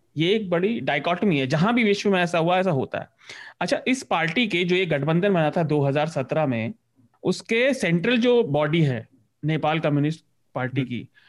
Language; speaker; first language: Hindi; native; Hindi